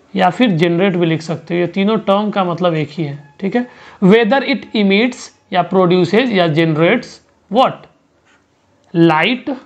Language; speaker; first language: Hindi; native; Hindi